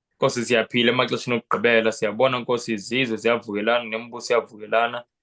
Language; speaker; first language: Zulu; non-native, local second language; Xhosa